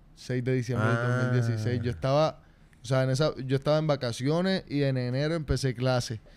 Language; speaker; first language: Spanish; native; Spanish